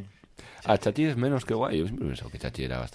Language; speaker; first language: Spanish; native; Spanish